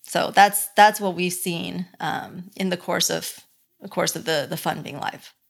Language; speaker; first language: English; early bilingual, other home language; Chinese